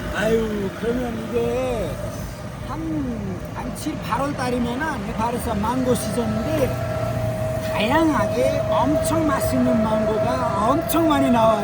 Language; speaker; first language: Korean; non-native, fluent; Nepali